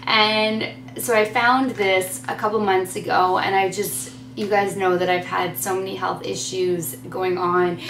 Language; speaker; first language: English; native; English